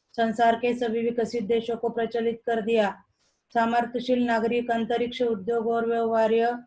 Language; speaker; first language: Hindi; non-native, local second language; Marathi